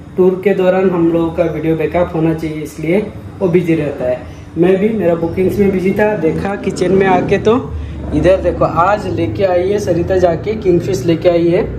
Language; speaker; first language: Hindi; non-native, local second language; Konkani